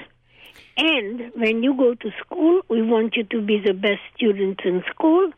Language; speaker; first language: English; non-native, fluent; Hungarian